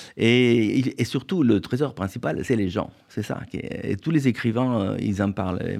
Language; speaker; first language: French; non-native, fluent; Italian